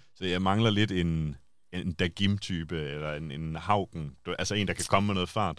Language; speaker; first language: Danish; native; Danish